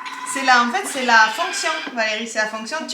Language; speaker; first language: French; native; French